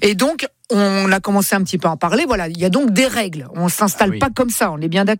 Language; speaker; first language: French; native; French